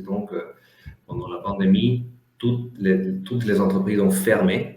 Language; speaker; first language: French; non-native, fluent; Spanish